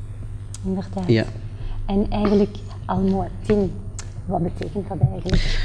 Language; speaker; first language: Dutch; native; Dutch